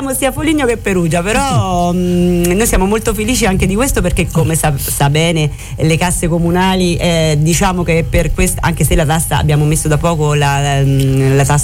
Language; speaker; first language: Italian; native; Italian